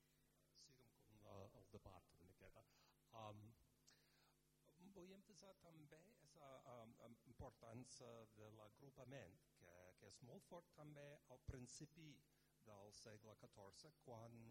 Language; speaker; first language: Catalan; non-native, fluent; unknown